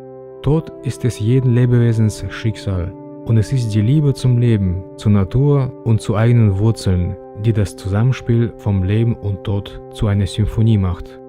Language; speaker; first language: German; native; German